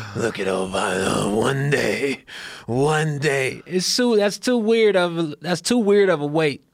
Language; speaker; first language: English; early bilingual, other home language; Akan